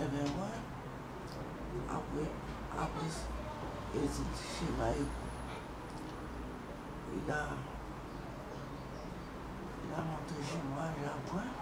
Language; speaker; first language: French; non-native, local second language; Guadeloupean Creole French